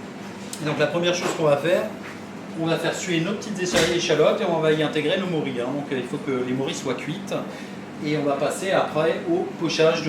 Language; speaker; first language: French; native; French